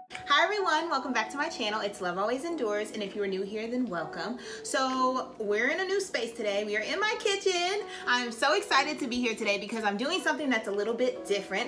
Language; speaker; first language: English; native; English